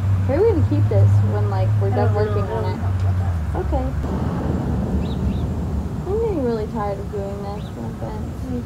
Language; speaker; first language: English; native; English